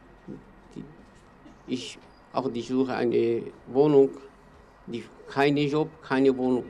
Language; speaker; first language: German; non-native, learner; Kurdish